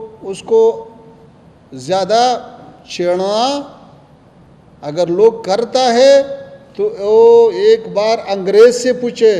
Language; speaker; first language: Hindi; non-native, fluent; Pashto